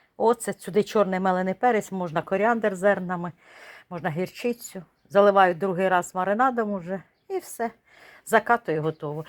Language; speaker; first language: Ukrainian; native; Ukrainian